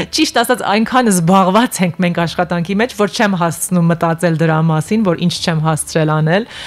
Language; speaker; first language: Armenian; early bilingual, heritage; Armenian